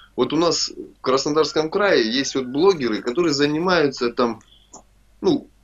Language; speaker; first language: Russian; native; Russian